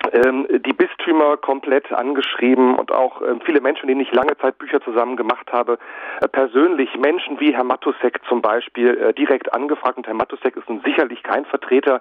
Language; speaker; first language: German; native; German